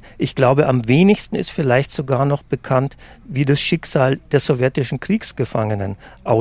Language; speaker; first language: German; native; German